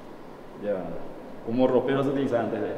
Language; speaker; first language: Spanish; native; Spanish